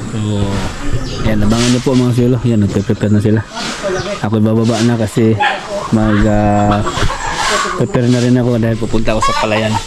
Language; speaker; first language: Filipino; native; Filipino